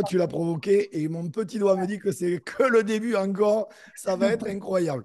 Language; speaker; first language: French; native; French